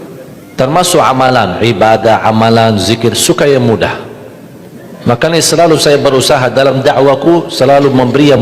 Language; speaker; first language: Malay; non-native, fluent; Arabic